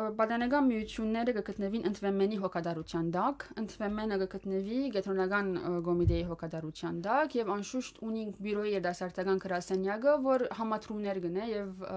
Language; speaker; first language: Armenian; early bilingual, heritage; Armenian